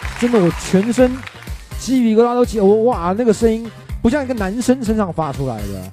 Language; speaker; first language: Chinese; native; Chinese